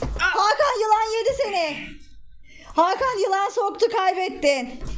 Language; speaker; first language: Turkish; native; Turkish